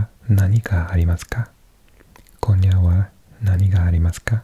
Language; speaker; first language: Japanese; non-native, learner; English